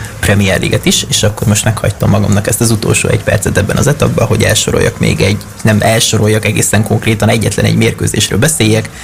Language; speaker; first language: Hungarian; native; Hungarian